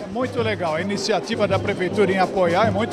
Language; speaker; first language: Portuguese; native; Portuguese